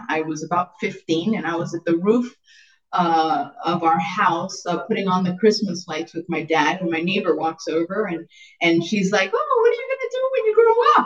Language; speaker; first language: English; native; English